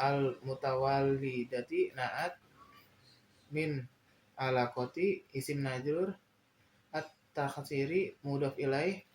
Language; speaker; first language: Arabic; non-native, learner; Indonesian